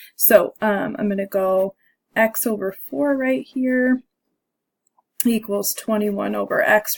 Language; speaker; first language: English; native; English